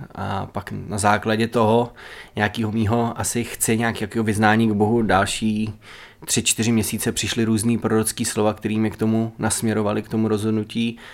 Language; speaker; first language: Czech; native; Czech